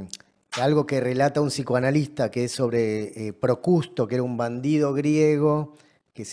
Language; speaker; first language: Spanish; native; Spanish